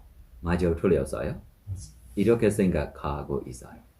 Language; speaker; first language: Korean; non-native, fluent; Burmese